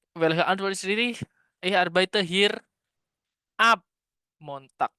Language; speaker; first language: German; non-native, fluent; Indonesian